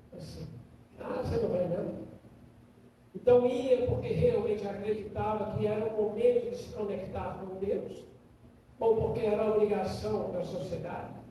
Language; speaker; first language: Portuguese; non-native, fluent; German